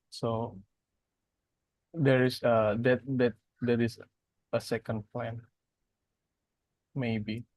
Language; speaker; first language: English; non-native, learner; Indonesian